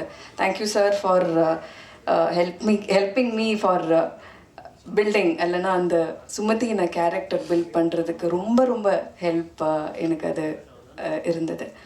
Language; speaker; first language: Tamil; non-native, fluent; Malayalam